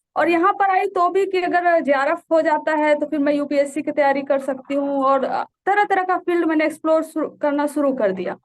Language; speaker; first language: Hindi; native; Hindi